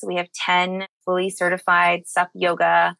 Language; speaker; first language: English; native; English